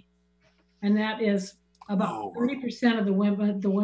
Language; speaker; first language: English; native; English